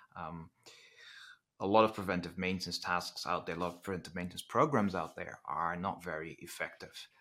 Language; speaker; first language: English; non-native, fluent; Dutch